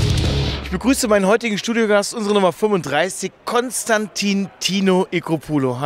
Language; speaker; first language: German; native; German